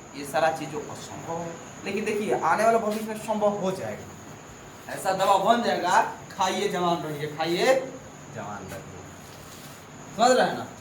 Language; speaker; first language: Hindi; native; Hindi